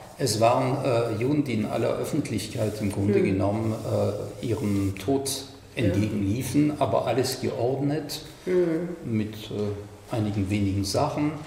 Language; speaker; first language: German; non-native, fluent; French